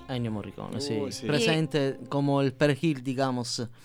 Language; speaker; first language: Spanish; non-native, learner; Sicilian